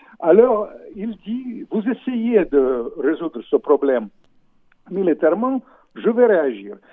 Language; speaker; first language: French; non-native, fluent; Russian